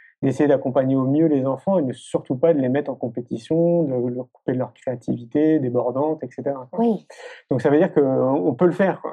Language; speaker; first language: French; native; French